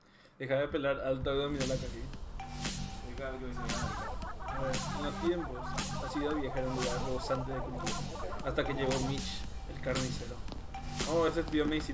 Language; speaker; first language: Spanish; native; Spanish